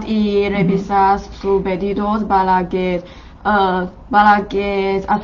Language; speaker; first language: Spanish; non-native, fluent; Chinese